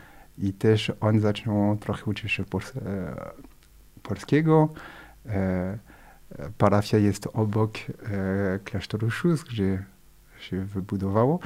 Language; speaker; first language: Polish; non-native, fluent; French